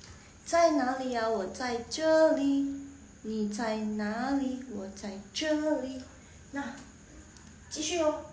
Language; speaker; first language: Chinese; non-native, fluent; Indonesian